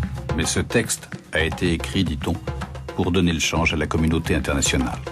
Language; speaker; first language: French; native; French